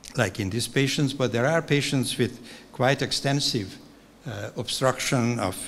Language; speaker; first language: English; non-native, fluent; Hungarian